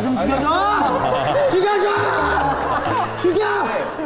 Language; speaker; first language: Korean; native; Korean